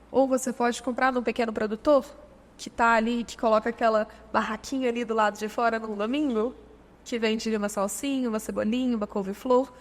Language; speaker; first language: Portuguese; native; Portuguese